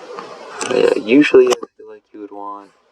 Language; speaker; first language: English; native; English